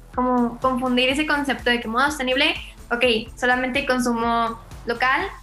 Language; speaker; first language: Spanish; native; Spanish